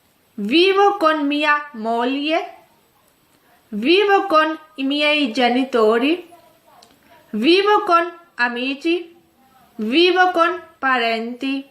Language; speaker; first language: Italian; non-native, fluent; Urdu